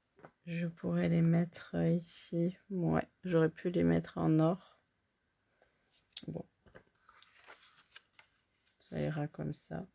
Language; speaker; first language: French; native; French